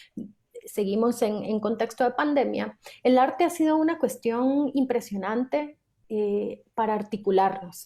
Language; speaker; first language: Spanish; native; Spanish